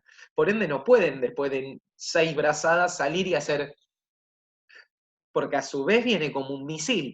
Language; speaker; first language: Spanish; native; Spanish